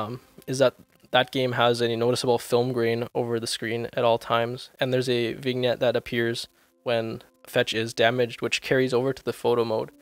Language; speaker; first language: English; native; English